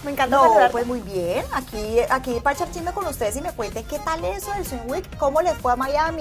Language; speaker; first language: Spanish; native; Spanish